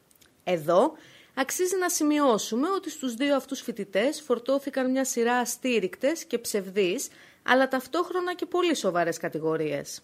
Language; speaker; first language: Greek; native; Greek